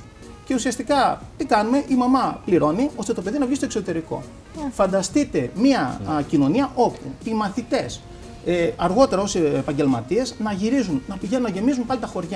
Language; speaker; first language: Greek; native; Greek